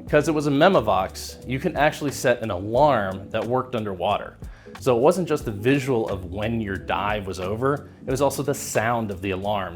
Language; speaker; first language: English; native; English